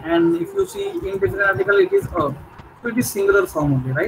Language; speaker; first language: English; non-native, local second language; Marathi